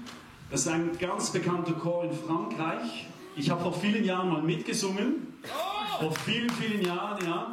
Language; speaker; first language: German; native; German